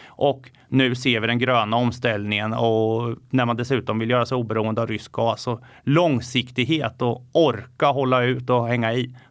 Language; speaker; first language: Swedish; native; Swedish